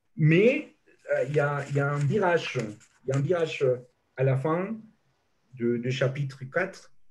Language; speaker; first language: French; non-native, fluent; Spanish